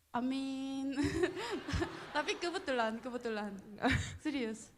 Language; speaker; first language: Indonesian; non-native, fluent; Korean